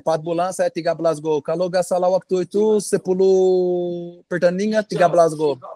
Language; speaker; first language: Indonesian; non-native, fluent; Portuguese